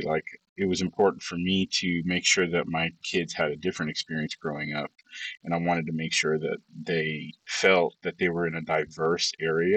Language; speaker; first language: English; early bilingual, other home language; Spanish